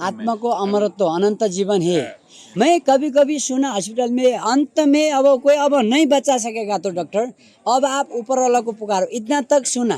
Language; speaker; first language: Hindi; non-native, learner; Nepali